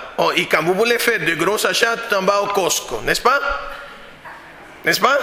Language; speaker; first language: French; non-native, fluent; Spanish